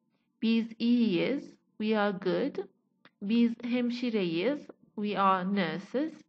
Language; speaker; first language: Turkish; non-native, fluent; Persian